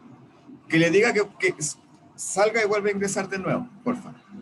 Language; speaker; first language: Spanish; native; Spanish